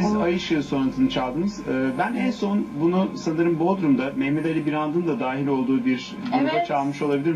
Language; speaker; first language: Turkish; native; Turkish